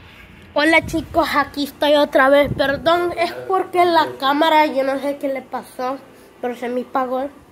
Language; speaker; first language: Spanish; early bilingual, heritage; Spanish